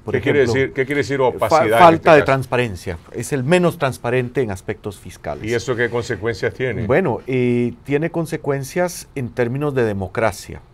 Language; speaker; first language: Spanish; native; Spanish